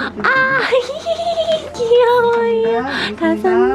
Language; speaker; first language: Korean; early bilingual, heritage; Korean